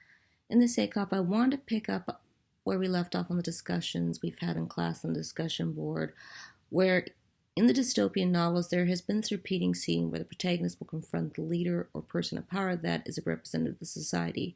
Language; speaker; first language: English; native; English